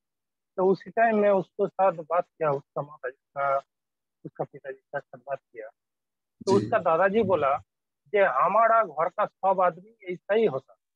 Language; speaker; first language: Hindi; non-native, local second language; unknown